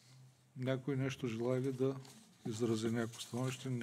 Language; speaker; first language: Bulgarian; native; Bulgarian